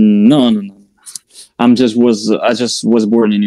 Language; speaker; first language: English; non-native, fluent; Russian